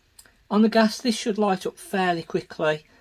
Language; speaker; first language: English; native; English